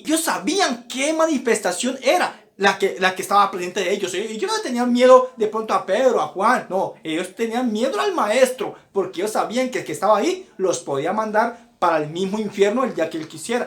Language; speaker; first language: Spanish; native; Spanish